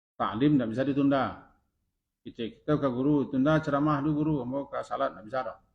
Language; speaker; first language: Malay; non-native, local second language; Minangkabau